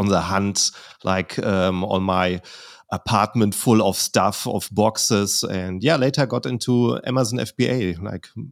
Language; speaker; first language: English; non-native, fluent; German